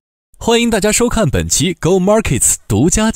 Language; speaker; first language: Chinese; native; Chinese